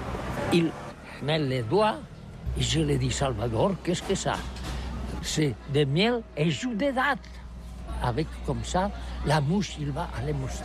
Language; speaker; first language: French; non-native, learner; Catalan